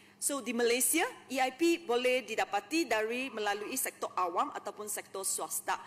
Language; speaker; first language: Malay; non-native, local second language; Chinese